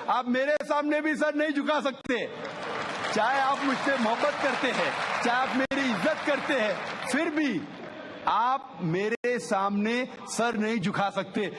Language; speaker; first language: Urdu; non-native, local second language; Konkani